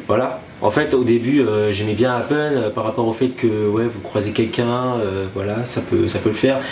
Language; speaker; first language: French; non-native, local second language; Malagasy